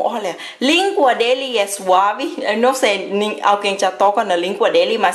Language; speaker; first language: Portuguese; non-native, fluent; Thai